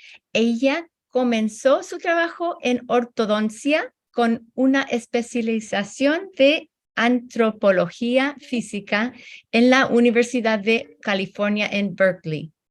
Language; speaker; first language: Spanish; early bilingual, heritage; Spanish